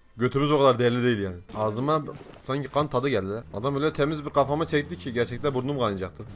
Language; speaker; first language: Turkish; native; Turkish